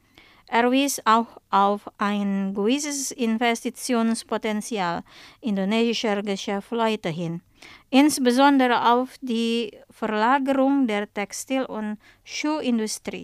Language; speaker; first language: German; non-native, fluent; Indonesian